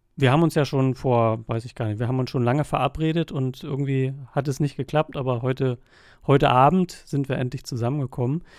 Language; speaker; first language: German; native; German